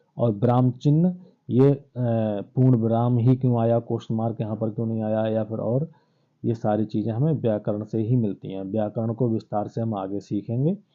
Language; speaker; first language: Hindi; native; Hindi